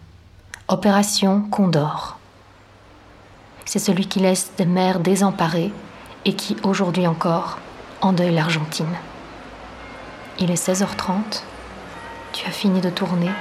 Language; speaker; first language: French; native; French